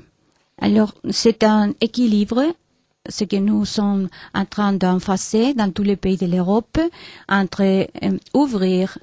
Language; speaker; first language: French; non-native, learner; Spanish